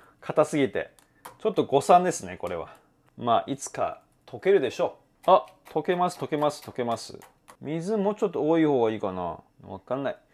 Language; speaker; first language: Japanese; non-native, fluent; Chinese